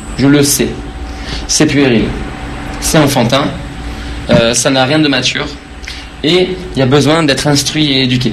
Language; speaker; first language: French; non-native, fluent; Persian